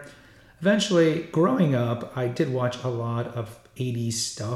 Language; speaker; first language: English; native; English